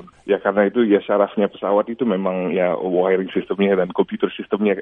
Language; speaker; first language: Indonesian; early bilingual, heritage; Indonesian